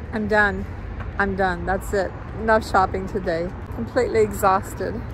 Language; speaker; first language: English; native; English